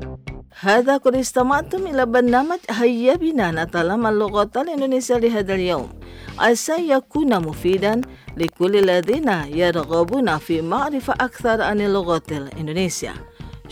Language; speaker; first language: Arabic; non-native, fluent; Indonesian